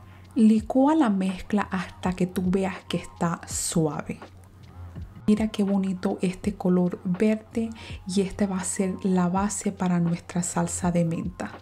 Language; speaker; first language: Spanish; non-native, fluent; English